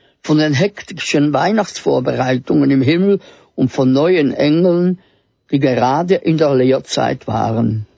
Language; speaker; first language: German; native; German